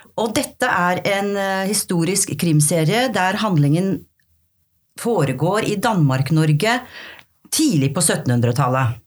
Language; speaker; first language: Norwegian; native; Norwegian